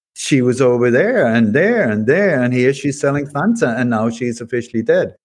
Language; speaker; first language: English; early bilingual, other home language; Swedish